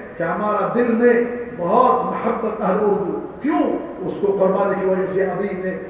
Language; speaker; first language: Urdu; non-native, learner; Arabic